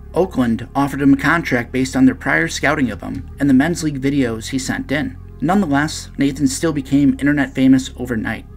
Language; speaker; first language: English; native; English